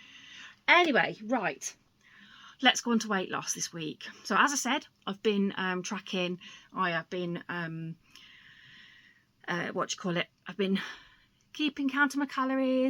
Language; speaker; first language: English; native; English